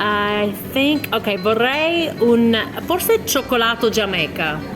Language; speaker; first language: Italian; non-native, learner; English